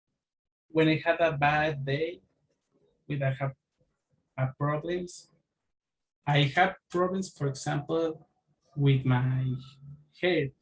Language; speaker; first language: English; non-native, learner; Spanish